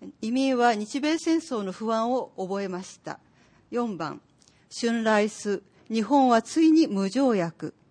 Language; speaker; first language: Japanese; native; Japanese